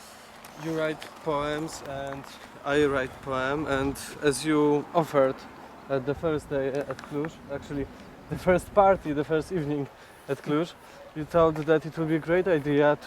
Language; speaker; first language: English; non-native, fluent; Polish